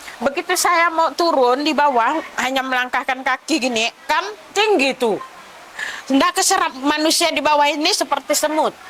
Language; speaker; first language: Indonesian; non-native, local second language; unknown